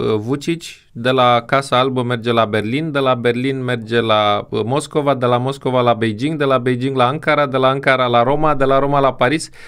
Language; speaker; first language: Romanian; native; Romanian